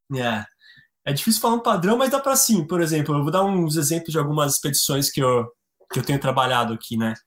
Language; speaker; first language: Portuguese; native; Portuguese